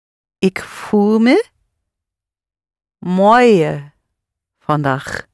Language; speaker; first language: Dutch; non-native, learner; English